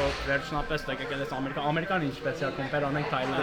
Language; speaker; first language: Armenian; early bilingual, heritage; Armenian